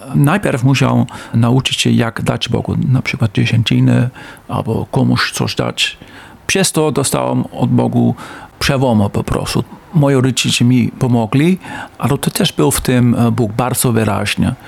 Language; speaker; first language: Polish; non-native, learner; Dutch